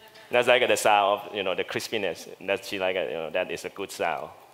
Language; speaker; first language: English; non-native, fluent; Thai